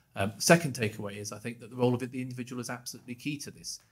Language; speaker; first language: English; native; English